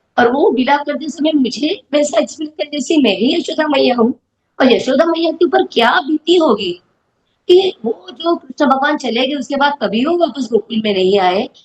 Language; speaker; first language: Hindi; non-native, local second language; Marathi